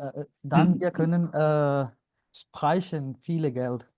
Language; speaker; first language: German; non-native, learner; Punjabi